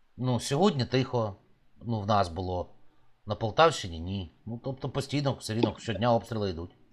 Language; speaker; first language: Ukrainian; native; Ukrainian